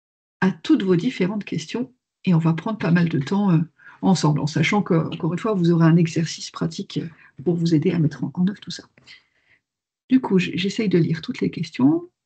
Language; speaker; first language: French; native; French